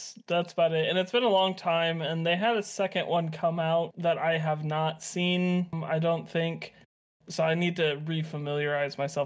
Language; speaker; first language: English; native; English